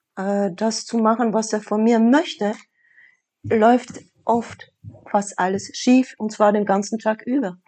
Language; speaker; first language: German; non-native, fluent; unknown